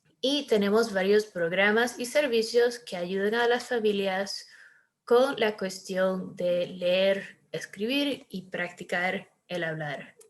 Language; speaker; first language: Spanish; early bilingual, heritage; Spanish